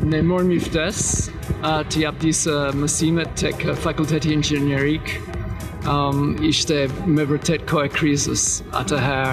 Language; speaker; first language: Albanian; non-native, learner; English